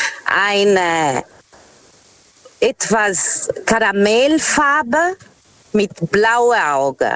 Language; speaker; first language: German; non-native, fluent; Portuguese